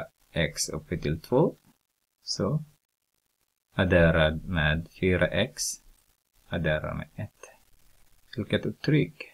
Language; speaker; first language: Swedish; non-native, fluent; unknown